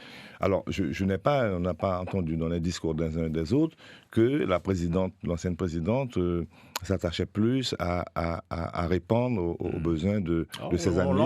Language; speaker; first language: French; native; French